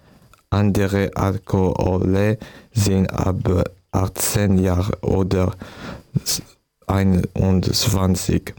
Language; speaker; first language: German; non-native, learner; French